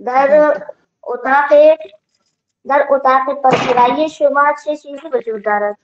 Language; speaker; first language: Persian; non-native, learner; Urdu